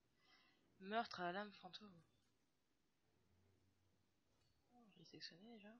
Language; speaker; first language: French; native; French